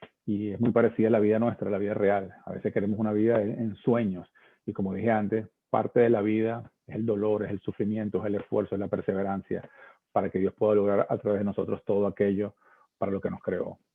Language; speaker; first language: Spanish; native; Spanish